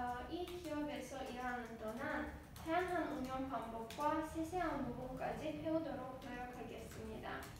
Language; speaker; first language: Korean; non-native, learner; Azerbaijani